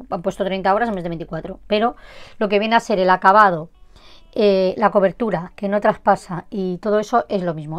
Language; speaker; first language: Spanish; native; Spanish